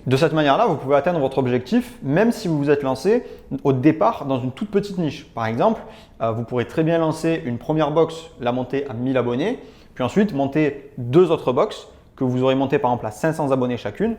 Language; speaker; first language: French; native; French